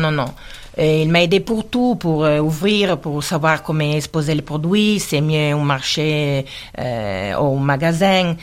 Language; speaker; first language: French; non-native, learner; Italian